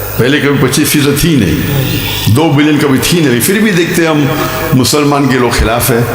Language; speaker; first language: Urdu; non-native, local second language; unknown